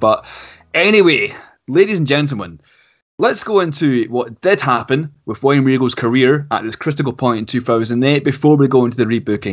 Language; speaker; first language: English; native; English